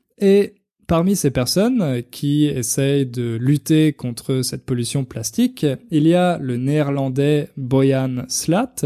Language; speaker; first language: French; native; French